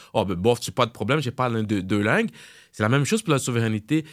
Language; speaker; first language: French; non-native, fluent; Portuguese